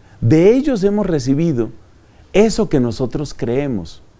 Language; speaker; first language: Spanish; native; Spanish